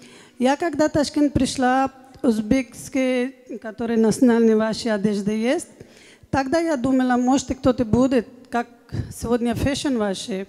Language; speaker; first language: Russian; non-native, learner; Hindi